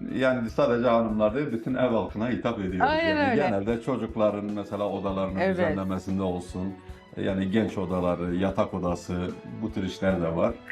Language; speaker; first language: Turkish; native; Turkish